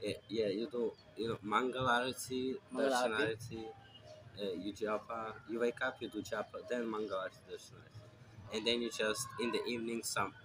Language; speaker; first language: English; non-native, fluent; Russian